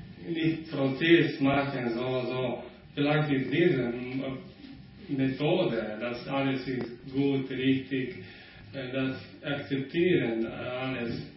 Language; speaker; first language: German; non-native, learner; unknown